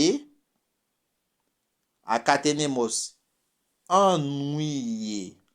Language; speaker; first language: Spanish; non-native, fluent; French